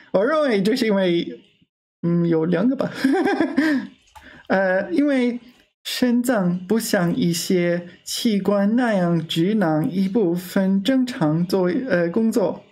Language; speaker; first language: Chinese; non-native, learner; English